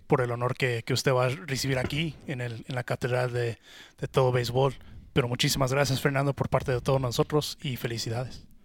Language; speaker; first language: Spanish; early bilingual, heritage; Spanish